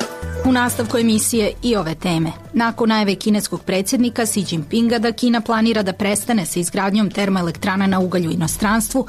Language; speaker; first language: Serbian; native; Serbian